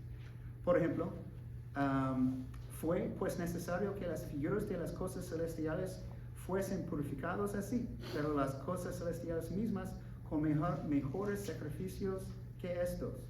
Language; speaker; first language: Spanish; non-native, learner; English